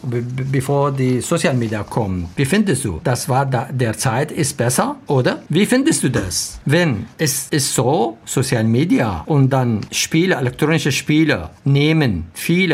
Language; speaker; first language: German; non-native, learner; Arabic